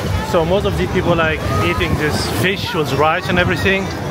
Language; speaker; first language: English; non-native, fluent; Arabic